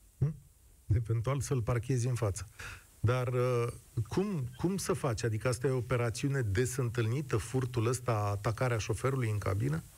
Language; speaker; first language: Romanian; native; Romanian